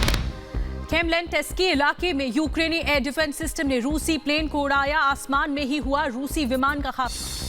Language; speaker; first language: Hindi; native; Hindi